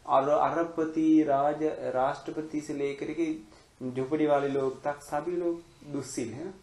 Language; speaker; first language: Hindi; non-native, fluent; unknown